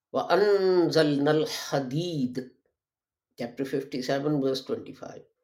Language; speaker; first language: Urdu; native; Urdu